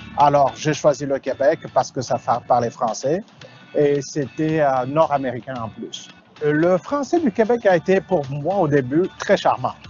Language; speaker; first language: French; non-native, local second language; Wolof